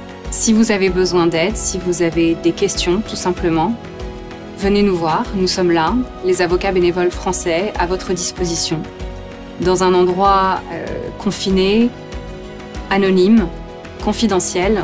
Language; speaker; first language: French; native; French